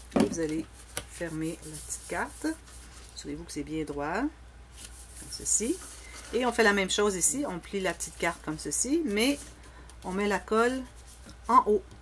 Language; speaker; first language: French; native; French